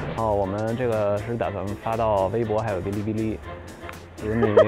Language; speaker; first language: Chinese; non-native, fluent; English